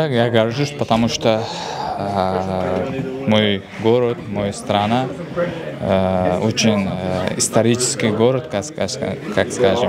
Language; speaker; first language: Russian; non-native, fluent; Uzbek